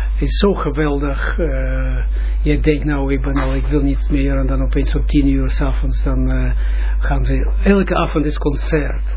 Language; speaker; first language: Dutch; non-native, fluent; Russian